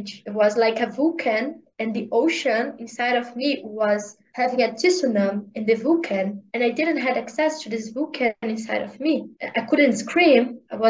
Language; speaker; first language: English; non-native, learner; Portuguese